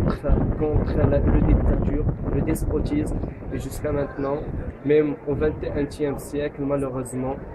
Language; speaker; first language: French; non-native, local second language; Arabic